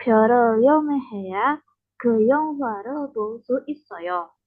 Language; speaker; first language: Korean; non-native, learner; Indonesian